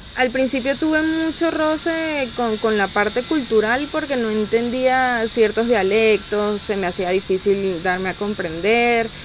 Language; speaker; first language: Spanish; native; Spanish